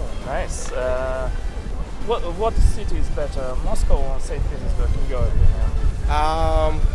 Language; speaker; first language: English; non-native, learner; Russian